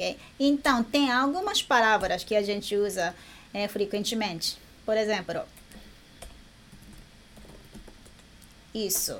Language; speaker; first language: Portuguese; non-native, learner; Japanese